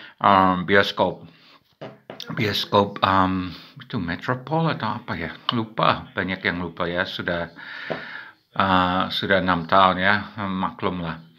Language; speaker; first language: Indonesian; non-native, fluent; English